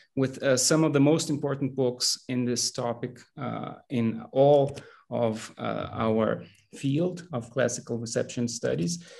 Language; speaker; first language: English; non-native, fluent; Portuguese